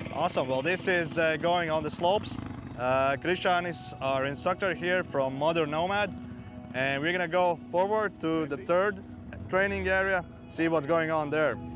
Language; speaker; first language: English; non-native, fluent; Latvian